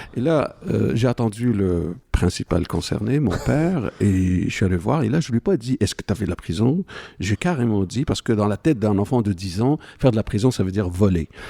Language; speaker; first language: French; non-native, local second language; Arabic